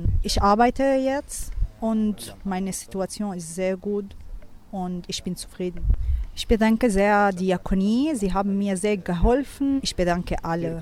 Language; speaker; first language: German; non-native, learner; Arabic